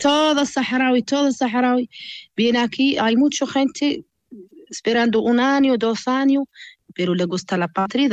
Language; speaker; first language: Spanish; non-native, learner; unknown